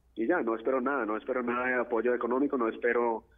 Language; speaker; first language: Spanish; non-native, fluent; English